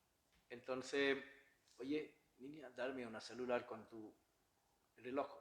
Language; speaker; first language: Spanish; non-native, learner; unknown